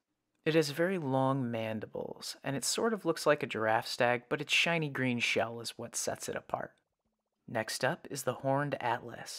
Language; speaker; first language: English; native; English